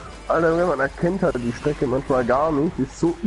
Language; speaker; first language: German; native; German